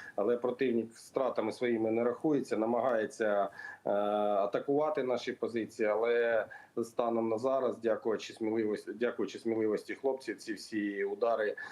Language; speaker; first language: Ukrainian; non-native, local second language; Russian